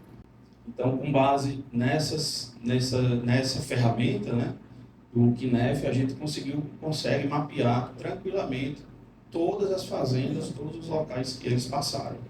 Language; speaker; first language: Portuguese; native; Portuguese